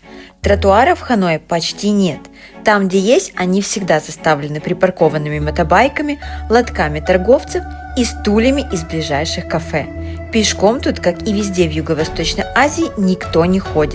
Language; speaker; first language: Russian; native; Russian